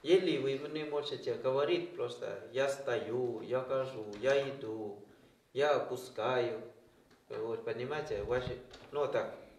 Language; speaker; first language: Russian; non-native, learner; Thai